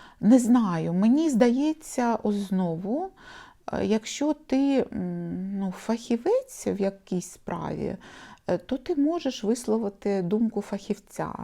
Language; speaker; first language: Ukrainian; non-native, local second language; Russian